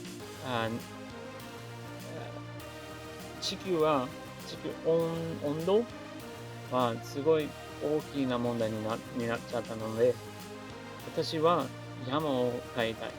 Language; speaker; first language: Japanese; non-native, learner; English